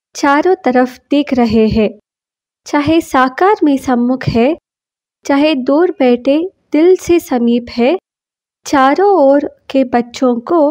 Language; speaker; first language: Hindi; non-native, local second language; Kannada